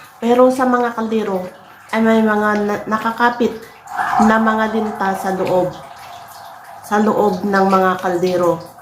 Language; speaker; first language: Filipino; native; Filipino